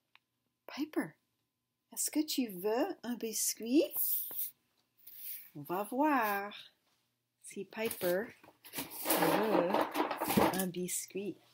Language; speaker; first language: French; non-native, fluent; English